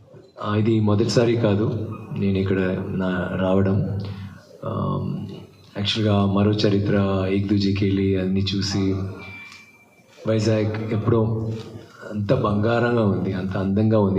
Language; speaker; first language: Telugu; non-native, learner; Tamil